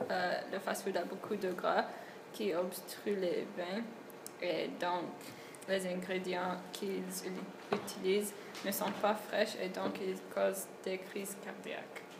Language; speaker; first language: French; non-native, learner; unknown